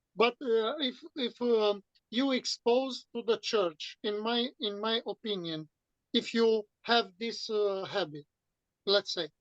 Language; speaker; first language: English; non-native, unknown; Romanian